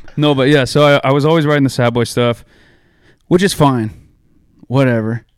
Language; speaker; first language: English; native; English